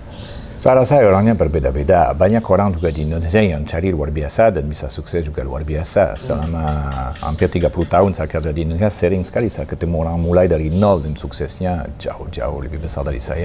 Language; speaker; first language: Indonesian; non-native, fluent; French